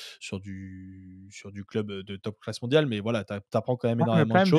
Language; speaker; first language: French; native; French